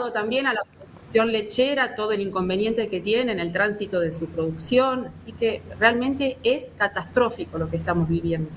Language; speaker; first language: Spanish; native; Spanish